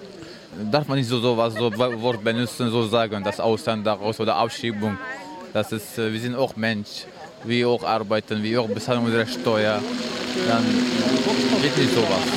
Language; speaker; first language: German; non-native, learner; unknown